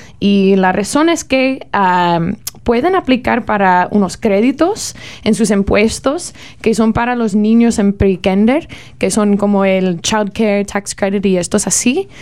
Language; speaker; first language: Spanish; non-native, learner; English